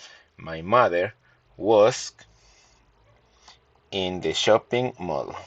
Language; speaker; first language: English; non-native, fluent; Spanish